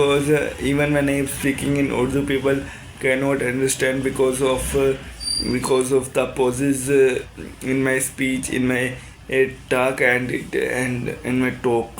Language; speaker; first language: English; non-native, learner; Urdu